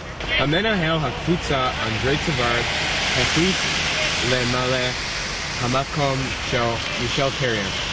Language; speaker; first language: Hebrew; non-native, learner; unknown